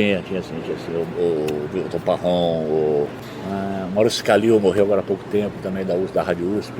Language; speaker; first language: Portuguese; native; Portuguese